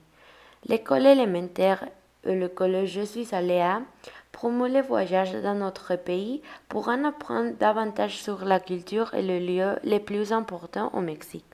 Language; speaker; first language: French; non-native, learner; Spanish